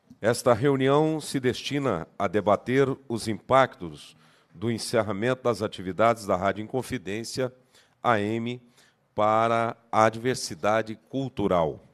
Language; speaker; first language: Portuguese; native; Portuguese